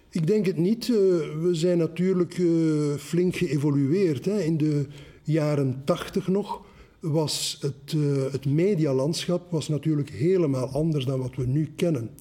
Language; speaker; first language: Dutch; native; Dutch